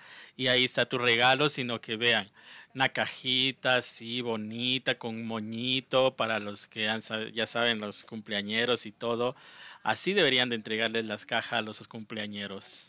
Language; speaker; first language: Spanish; native; Spanish